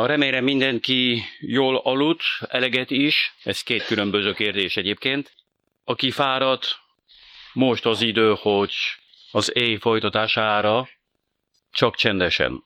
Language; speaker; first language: Hungarian; non-native, fluent; French